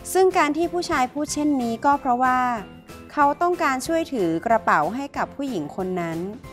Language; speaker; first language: Thai; native; Thai